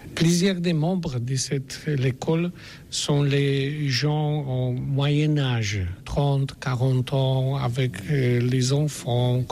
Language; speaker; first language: French; non-native, learner; Polish